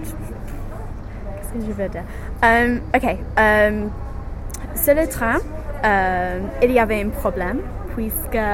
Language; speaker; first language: French; non-native, learner; English